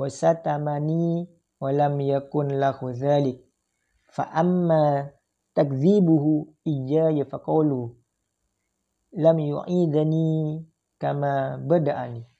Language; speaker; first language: Arabic; non-native, fluent; Indonesian